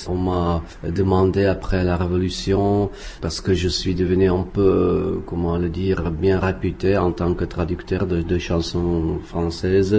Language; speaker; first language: French; non-native, fluent; Czech